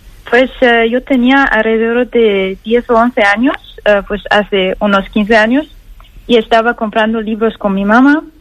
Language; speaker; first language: Spanish; non-native, fluent; Persian